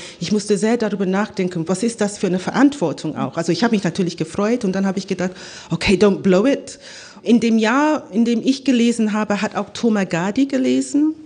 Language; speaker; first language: German; non-native, fluent; English